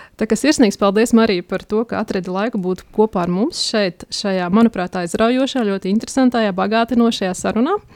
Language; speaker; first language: Latvian; native; Latvian